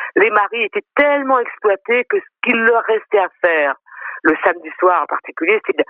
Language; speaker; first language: French; non-native, local second language; Réunion Creole French